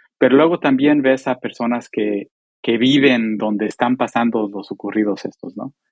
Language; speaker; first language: Spanish; early bilingual, heritage; Spanish